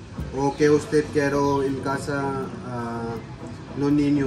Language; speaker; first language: Spanish; non-native, learner; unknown